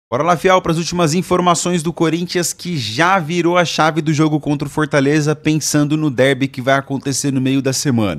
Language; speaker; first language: Portuguese; native; Portuguese